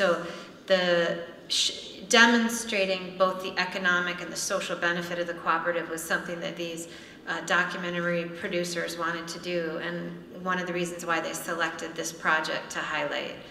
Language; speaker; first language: English; native; English